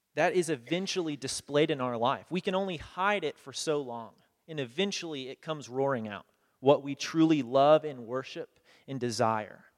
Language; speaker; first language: English; native; English